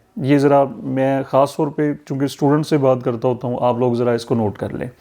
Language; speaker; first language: Urdu; non-native, local second language; Punjabi